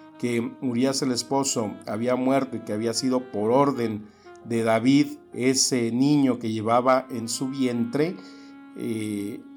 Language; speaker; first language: Spanish; native; Spanish